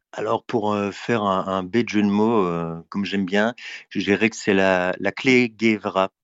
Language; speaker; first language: French; native; French